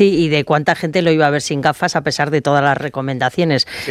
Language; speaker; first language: Spanish; native; Spanish